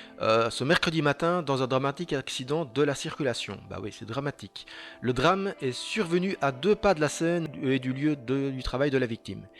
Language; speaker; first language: French; native; French